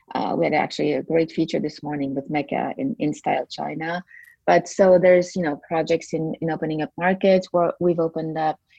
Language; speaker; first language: English; non-native, fluent; French